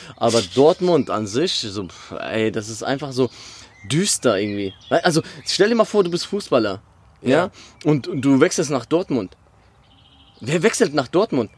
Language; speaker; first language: German; non-native, fluent; Arabic